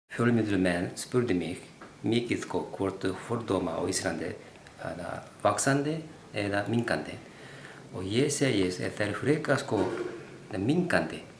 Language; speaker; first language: Icelandic; non-native, fluent; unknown